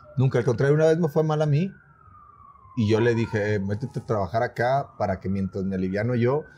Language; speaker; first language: Spanish; native; Spanish